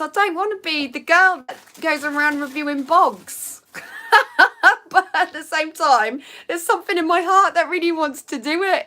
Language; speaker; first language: English; native; English